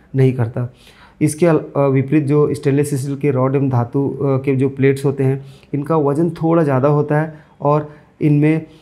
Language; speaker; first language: Hindi; native; Hindi